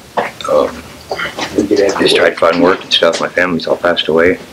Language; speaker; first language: English; native; English